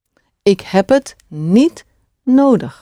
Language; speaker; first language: Dutch; non-native, fluent; English